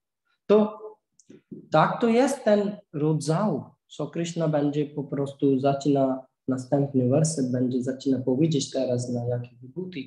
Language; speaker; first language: Polish; non-native, learner; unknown